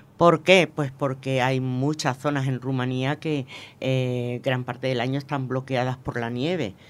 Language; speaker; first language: Spanish; native; Spanish